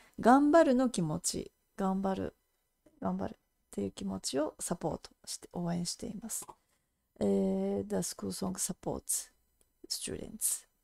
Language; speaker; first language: Japanese; native; Japanese